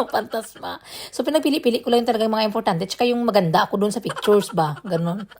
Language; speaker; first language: Filipino; non-native, local second language; Cebuano